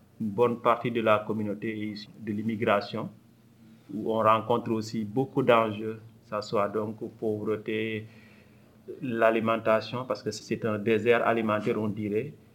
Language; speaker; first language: French; non-native, local second language; Wolof